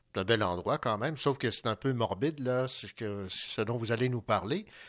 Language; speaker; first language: French; native; French